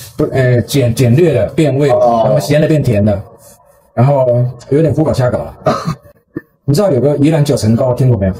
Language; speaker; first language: Chinese; native; Chinese